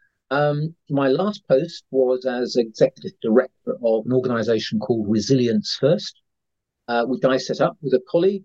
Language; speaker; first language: English; native; English